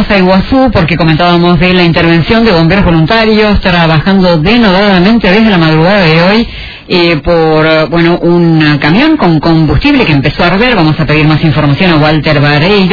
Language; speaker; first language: Spanish; native; Spanish